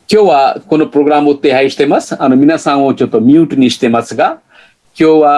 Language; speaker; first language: Japanese; non-native, fluent; Hindi